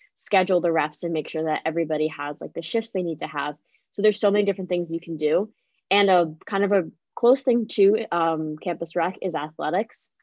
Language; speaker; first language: English; native; English